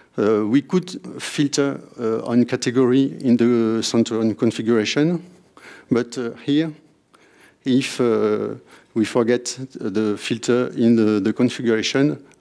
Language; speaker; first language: English; non-native, fluent; French